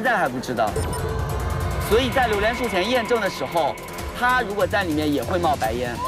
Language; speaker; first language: Chinese; native; Chinese